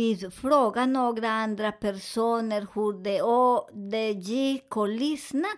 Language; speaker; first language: Swedish; non-native, fluent; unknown